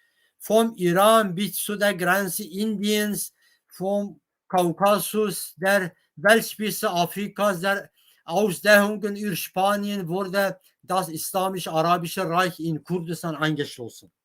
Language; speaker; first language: German; non-native, fluent; Kurdish